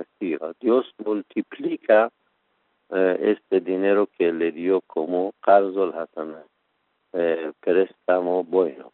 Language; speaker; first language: Spanish; non-native, fluent; Persian